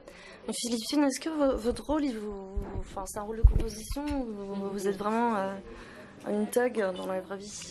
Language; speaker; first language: French; native; French